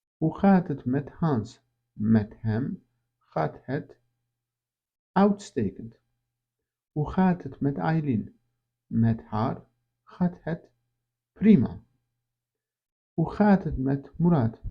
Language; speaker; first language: Dutch; non-native, fluent; Turkish